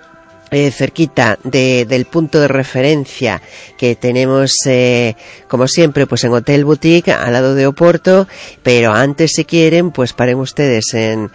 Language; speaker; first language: Spanish; native; Spanish